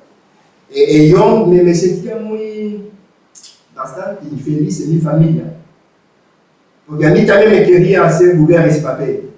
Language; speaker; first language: Spanish; non-native, fluent; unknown